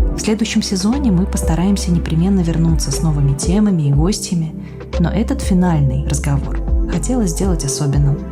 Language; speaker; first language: Russian; native; Russian